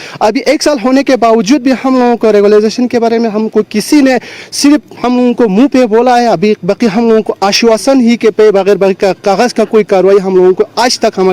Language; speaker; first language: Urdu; non-native, local second language; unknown